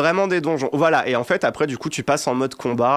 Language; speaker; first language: French; native; French